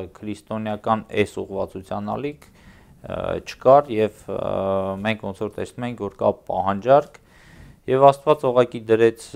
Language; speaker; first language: Armenian; native; Armenian